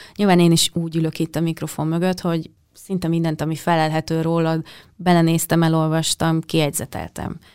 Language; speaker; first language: Hungarian; native; Hungarian